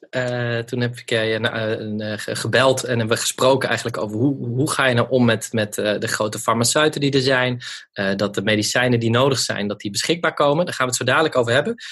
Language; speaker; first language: Dutch; native; Dutch